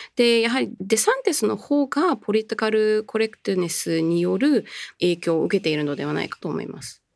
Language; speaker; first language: Japanese; early bilingual, heritage; Japanese